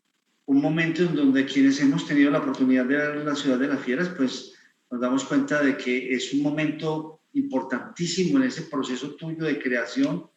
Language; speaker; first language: Spanish; native; Spanish